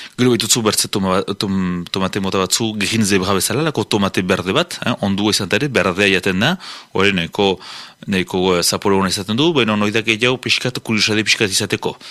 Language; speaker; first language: Basque; native; Basque